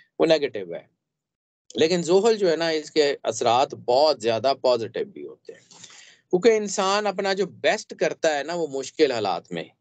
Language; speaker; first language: Urdu; native; Urdu